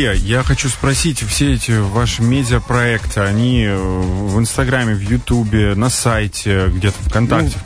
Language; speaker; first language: Russian; native; Russian